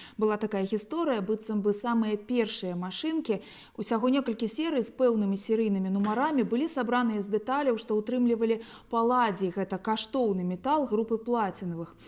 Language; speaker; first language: Belarusian; native; Belarusian